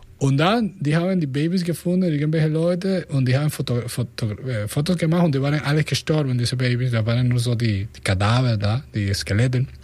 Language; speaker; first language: German; non-native, fluent; Spanish